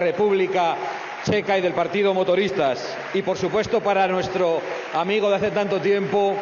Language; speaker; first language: Spanish; native; Spanish